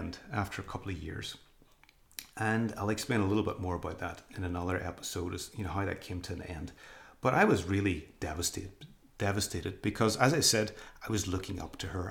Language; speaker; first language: English; native; English